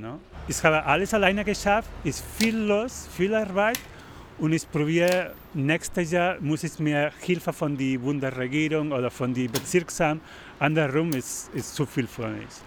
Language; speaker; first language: German; non-native, learner; Spanish